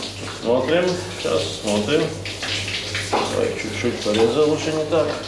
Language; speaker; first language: Russian; non-native, local second language; Latvian